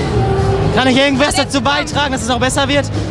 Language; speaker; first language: German; native; German